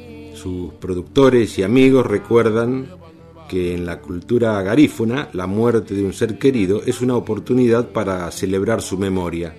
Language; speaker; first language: Spanish; native; Spanish